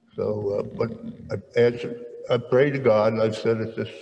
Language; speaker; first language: English; native; English